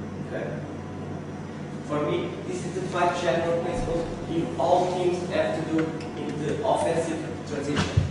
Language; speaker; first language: English; non-native, learner; Portuguese